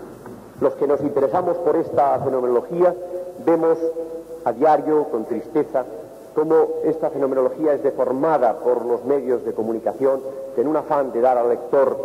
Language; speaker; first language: Spanish; native; Spanish